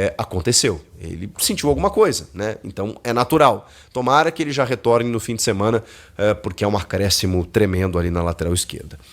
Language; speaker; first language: Portuguese; native; Portuguese